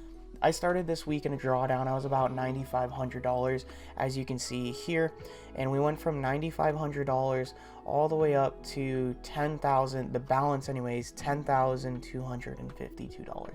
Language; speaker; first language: English; native; English